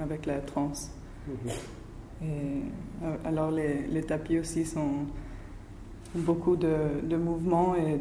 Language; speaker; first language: French; non-native, fluent; Spanish